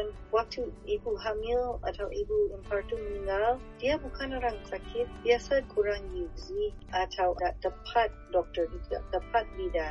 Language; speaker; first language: Indonesian; non-native, fluent; English